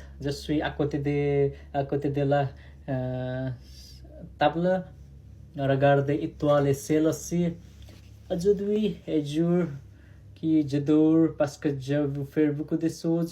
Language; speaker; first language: French; non-native, learner; Nepali